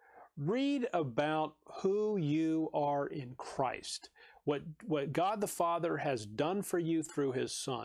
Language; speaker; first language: English; native; English